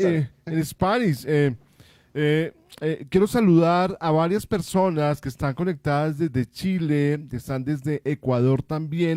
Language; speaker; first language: Spanish; native; Spanish